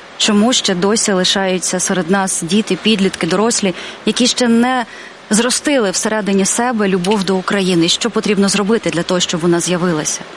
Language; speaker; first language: Ukrainian; native; Ukrainian